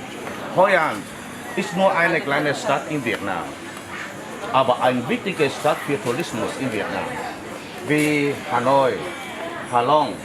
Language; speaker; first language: German; non-native, learner; Vietnamese